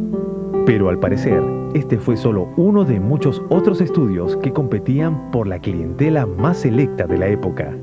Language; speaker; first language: Spanish; native; Spanish